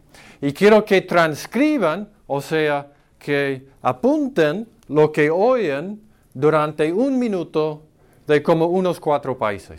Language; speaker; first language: Spanish; non-native, fluent; English